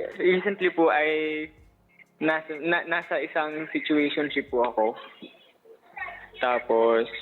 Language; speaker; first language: Filipino; native; Filipino